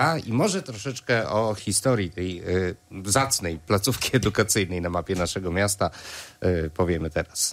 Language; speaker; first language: Polish; native; Polish